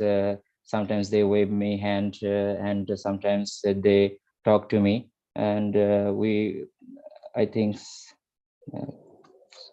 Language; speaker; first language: English; non-native, learner; Bangla